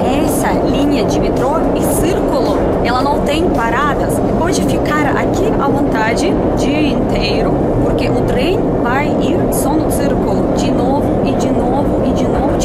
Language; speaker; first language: Portuguese; non-native, learner; Russian